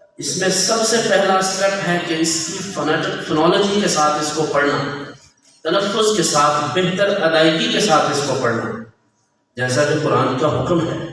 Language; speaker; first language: Urdu; non-native, local second language; Punjabi